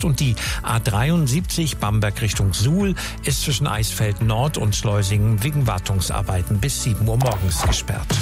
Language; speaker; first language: German; native; German